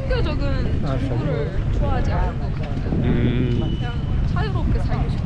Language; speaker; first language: Korean; non-native, learner; Persian